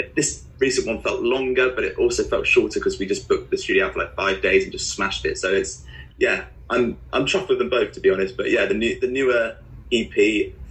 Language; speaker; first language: English; native; English